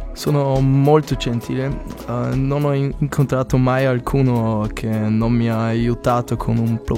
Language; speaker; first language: Italian; non-native, learner; German